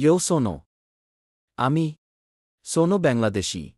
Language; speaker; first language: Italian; non-native, learner; Bangla